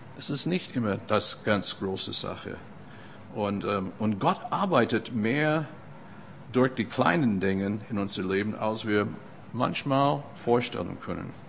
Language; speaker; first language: German; non-native, fluent; English